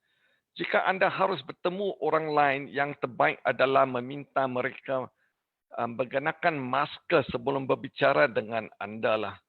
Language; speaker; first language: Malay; non-native, learner; English